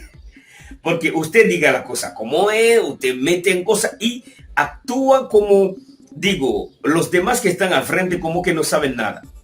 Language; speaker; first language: Spanish; non-native, fluent; Haitian Creole